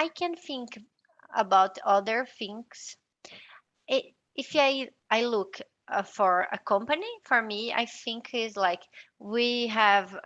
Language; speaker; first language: English; non-native, learner; Portuguese